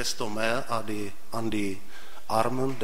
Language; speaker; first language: German; non-native, fluent; Polish